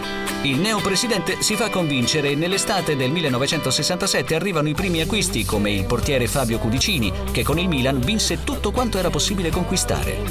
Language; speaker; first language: Italian; native; Italian